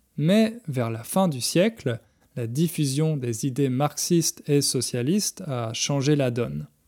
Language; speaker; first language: French; native; French